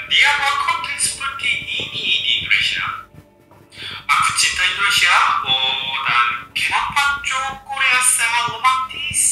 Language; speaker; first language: Indonesian; non-native, fluent; Korean